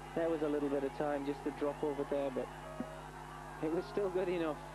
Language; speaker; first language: English; native; English